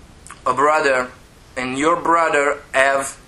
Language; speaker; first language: English; non-native, learner; Italian